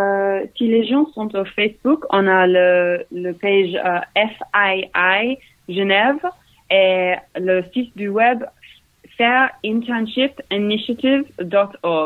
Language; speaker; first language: French; non-native, learner; English